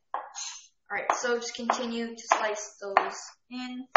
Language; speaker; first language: English; native; English